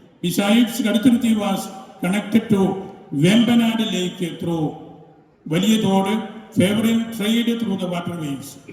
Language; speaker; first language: English; non-native, local second language; Malayalam